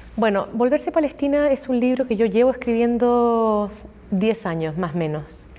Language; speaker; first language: Spanish; native; Spanish